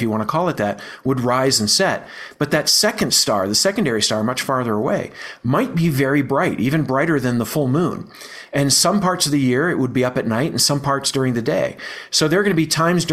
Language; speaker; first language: English; native; English